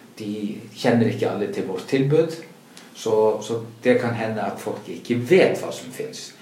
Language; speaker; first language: Norwegian; non-native, fluent; Icelandic